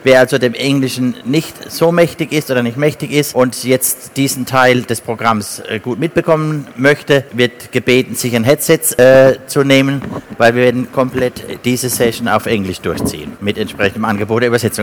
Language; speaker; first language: German; native; German